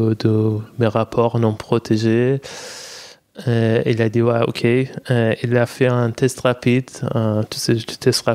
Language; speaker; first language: French; non-native, fluent; Persian